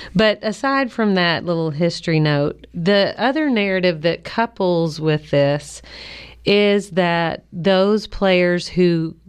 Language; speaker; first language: English; native; English